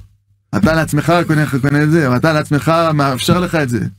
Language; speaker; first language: Hebrew; non-native, fluent; French